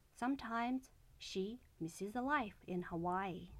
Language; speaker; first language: English; non-native, learner; Japanese